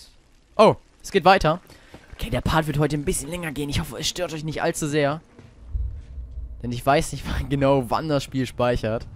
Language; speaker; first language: German; native; German